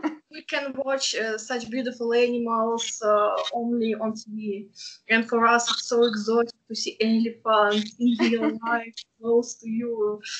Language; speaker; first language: English; non-native, fluent; Russian